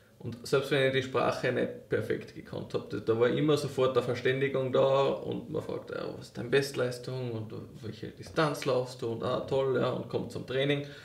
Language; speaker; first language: German; native; German